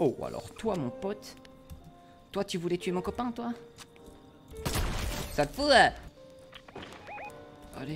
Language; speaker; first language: French; native; French